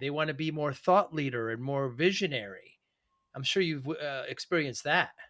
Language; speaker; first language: English; native; English